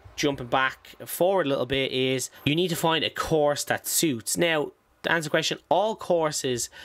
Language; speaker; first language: English; native; English